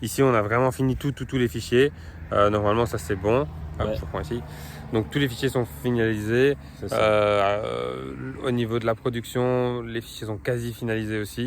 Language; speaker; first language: French; native; French